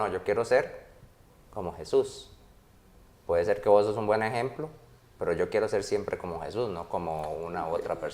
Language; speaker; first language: Spanish; native; Spanish